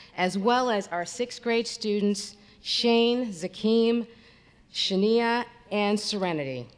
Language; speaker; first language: English; native; English